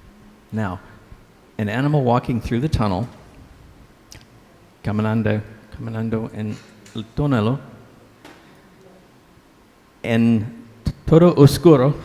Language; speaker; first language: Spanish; non-native, learner; English